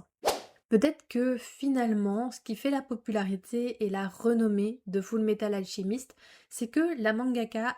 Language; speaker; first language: French; native; French